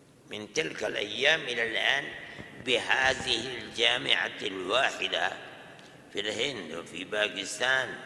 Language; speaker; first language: Arabic; non-native, fluent; Urdu